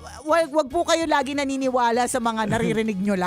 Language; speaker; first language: Filipino; native; Filipino